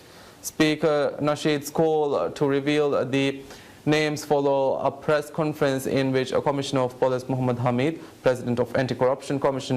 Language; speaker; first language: English; non-native, local second language; Divehi